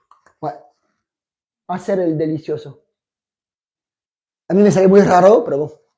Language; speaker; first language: Spanish; non-native, fluent; French